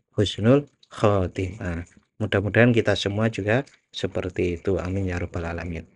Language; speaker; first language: Indonesian; non-native, local second language; Javanese